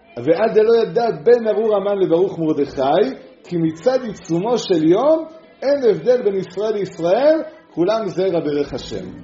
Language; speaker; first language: Hebrew; non-native, fluent; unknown